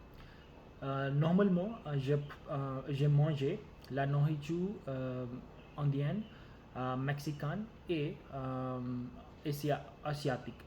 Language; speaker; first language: French; non-native, learner; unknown